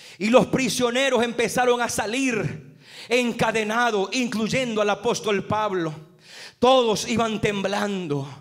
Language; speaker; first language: Spanish; native; Spanish